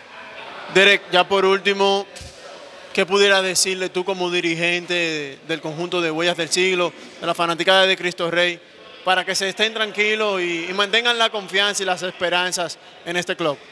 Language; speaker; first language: Spanish; native; Spanish